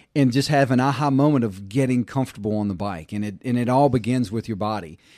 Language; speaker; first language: English; native; English